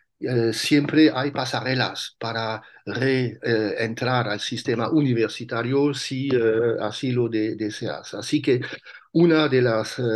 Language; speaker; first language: Spanish; non-native, fluent; French